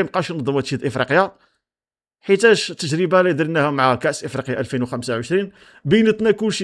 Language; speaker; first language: Arabic; native; Arabic